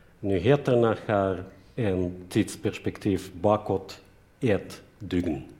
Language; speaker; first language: Swedish; non-native, fluent; Russian